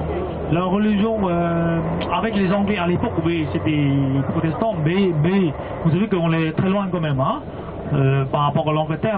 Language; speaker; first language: French; non-native, fluent; Cantonese